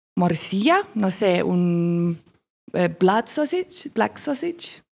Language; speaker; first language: Spanish; non-native, learner; Estonian